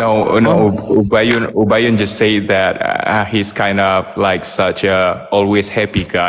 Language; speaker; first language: English; non-native, fluent; Indonesian